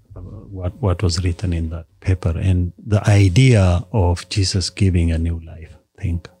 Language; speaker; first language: English; non-native, fluent; Amharic